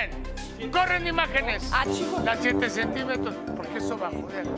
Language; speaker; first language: Spanish; native; Spanish